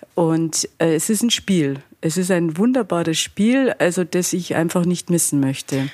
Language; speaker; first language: German; native; German